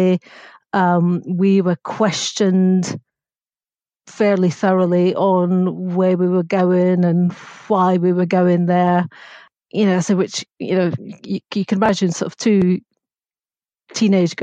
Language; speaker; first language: English; native; English